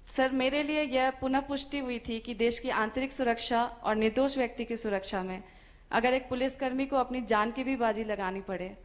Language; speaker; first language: Hindi; native; Hindi